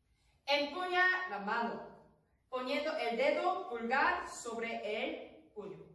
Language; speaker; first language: Spanish; non-native, learner; Korean